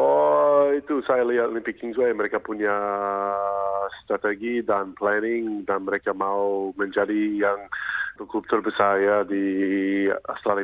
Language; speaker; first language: Indonesian; non-native, fluent; English